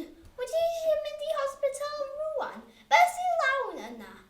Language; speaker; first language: Welsh; non-native, local second language; English